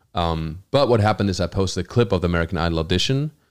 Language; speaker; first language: English; non-native, fluent; German